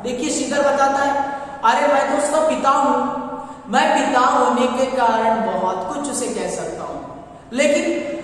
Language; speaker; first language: Hindi; non-native, local second language; Kannada